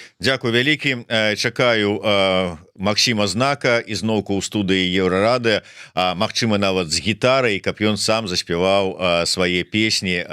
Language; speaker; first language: Belarusian; non-native, local second language; Russian